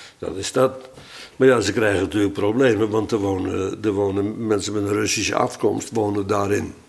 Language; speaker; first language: Dutch; native; Dutch